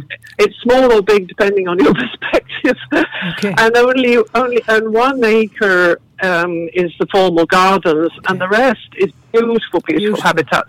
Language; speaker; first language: English; native; English